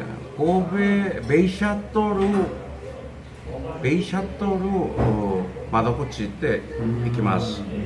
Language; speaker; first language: Japanese; non-native, learner; Korean